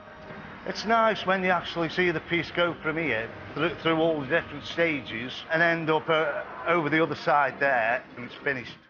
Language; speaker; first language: English; native; English